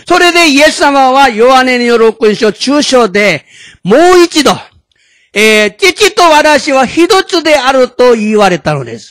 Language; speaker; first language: Japanese; non-native, fluent; Korean